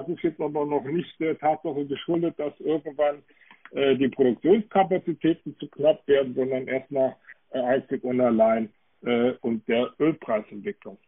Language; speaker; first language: German; native; German